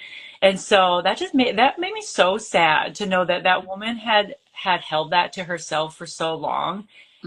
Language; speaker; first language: English; native; English